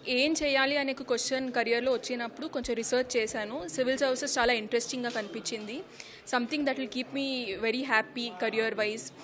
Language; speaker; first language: Telugu; non-native, local second language; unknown